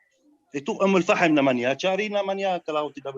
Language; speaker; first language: Indonesian; non-native, learner; Arabic